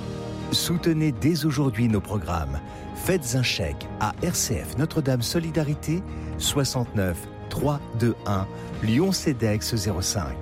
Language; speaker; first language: French; native; French